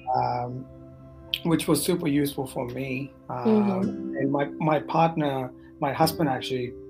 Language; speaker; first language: English; non-native, local second language; Tamil